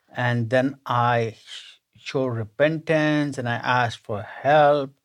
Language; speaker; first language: English; non-native, local second language; Punjabi